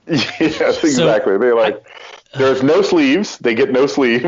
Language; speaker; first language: English; native; English